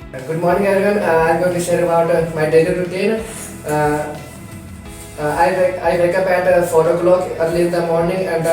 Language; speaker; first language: English; non-native, learner; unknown